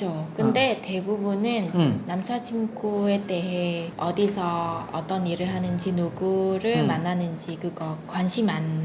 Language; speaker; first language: Korean; non-native, fluent; Vietnamese